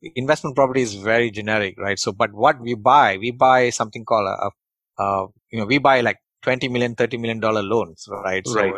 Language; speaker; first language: English; non-native, local second language; Tamil